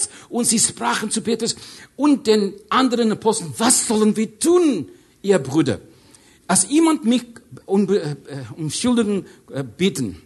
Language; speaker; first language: German; non-native, learner; English